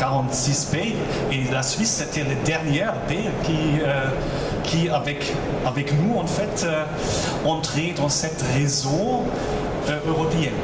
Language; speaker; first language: French; non-native, local second language; German